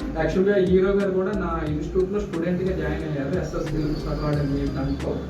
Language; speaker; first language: Telugu; native; Telugu